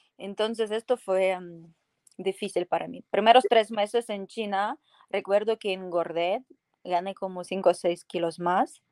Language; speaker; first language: Spanish; non-native, fluent; Ukrainian